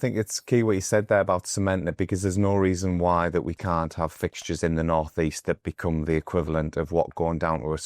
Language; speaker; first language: English; native; English